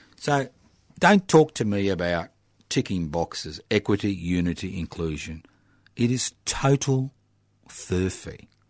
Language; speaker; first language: English; early bilingual, other home language; Italian